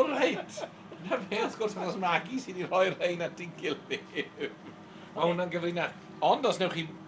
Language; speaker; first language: Welsh; native; Welsh